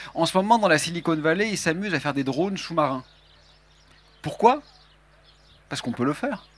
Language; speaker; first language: French; native; French